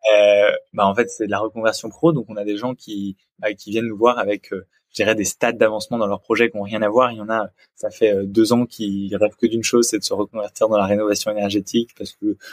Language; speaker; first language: French; native; French